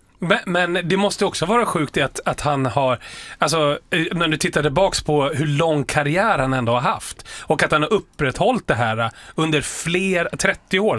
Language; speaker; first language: Swedish; native; Swedish